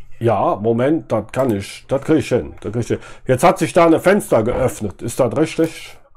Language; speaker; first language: German; native; German